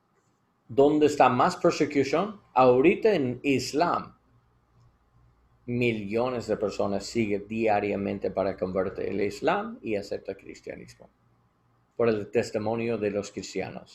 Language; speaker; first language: Spanish; non-native, learner; English